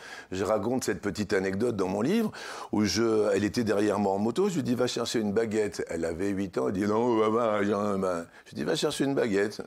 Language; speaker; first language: French; native; French